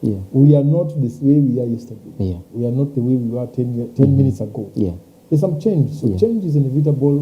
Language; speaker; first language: English; non-native, local second language; Swahili